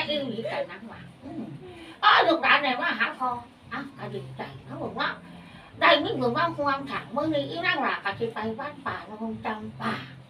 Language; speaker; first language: Thai; native; Thai